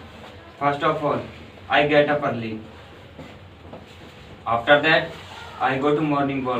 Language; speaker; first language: English; non-native, learner; Hindi